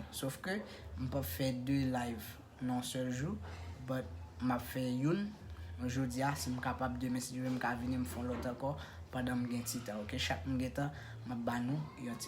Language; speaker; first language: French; non-native, local second language; Haitian Creole